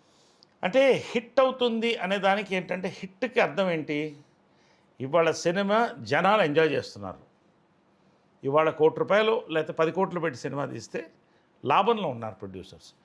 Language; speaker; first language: Telugu; native; Telugu